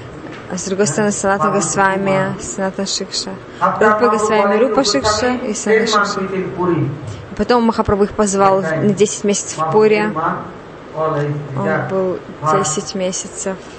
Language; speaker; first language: Russian; non-native, learner; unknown